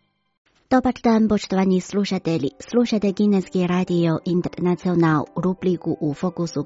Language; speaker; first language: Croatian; non-native, fluent; Chinese